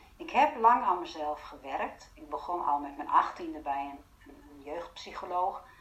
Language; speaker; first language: Dutch; non-native, fluent; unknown